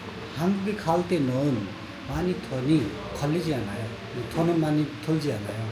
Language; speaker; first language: Korean; non-native, learner; Nepali